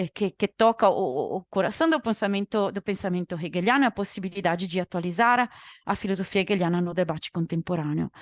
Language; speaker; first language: Portuguese; non-native, fluent; Italian